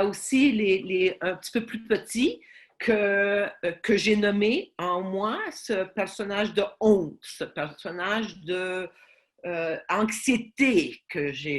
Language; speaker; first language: French; non-native, fluent; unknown